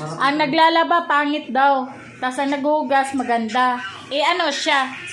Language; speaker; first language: Filipino; native; Filipino